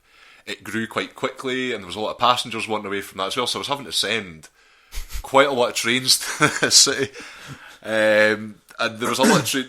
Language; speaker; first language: English; native; English